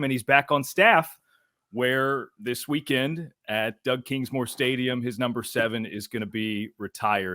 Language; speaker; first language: English; native; English